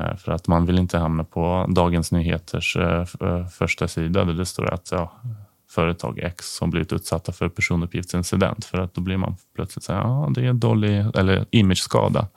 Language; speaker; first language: Swedish; non-native, fluent; Ukrainian